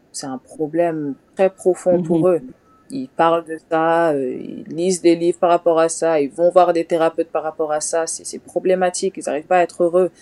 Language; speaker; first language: French; non-native, local second language; Wolof